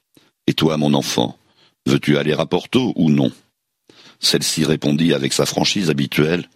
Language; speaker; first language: French; native; French